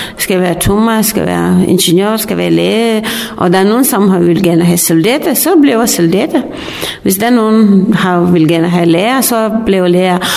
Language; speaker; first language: Danish; non-native, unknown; Pashto